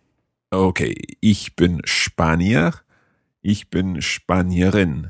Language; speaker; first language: German; non-native, learner; English